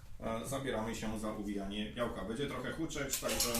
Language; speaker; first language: Polish; native; Polish